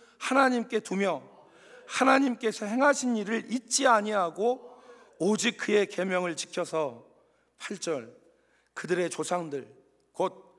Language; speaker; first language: Korean; native; Korean